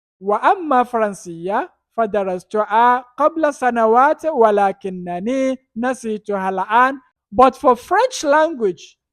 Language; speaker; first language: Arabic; non-native, fluent; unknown